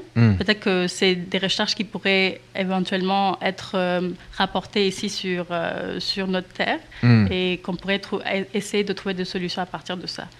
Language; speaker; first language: French; non-native, local second language; Kinyarwanda